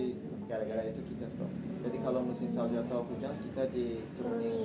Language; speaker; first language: Indonesian; non-native, learner; Tajik